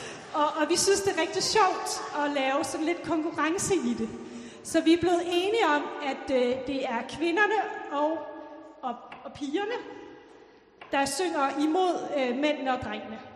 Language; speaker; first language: Danish; native; Danish